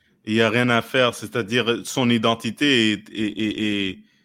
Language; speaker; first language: French; native; French